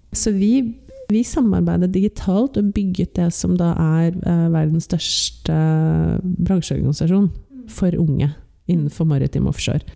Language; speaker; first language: Norwegian; native; Norwegian